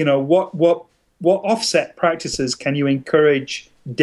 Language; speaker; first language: English; native; English